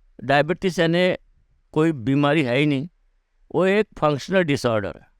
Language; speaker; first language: Hindi; native; Hindi